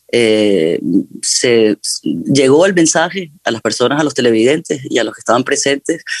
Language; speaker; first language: Spanish; native; Spanish